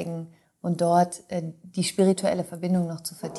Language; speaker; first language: German; native; German